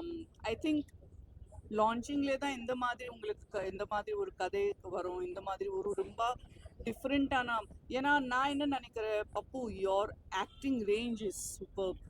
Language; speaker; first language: Tamil; non-native, fluent; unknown